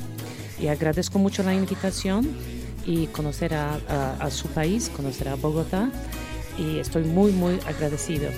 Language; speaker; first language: Spanish; non-native, fluent; Polish